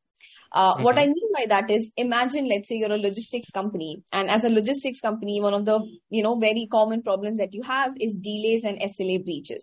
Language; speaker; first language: English; non-native, local second language; Hindi